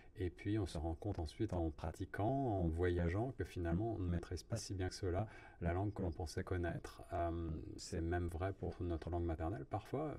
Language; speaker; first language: French; native; French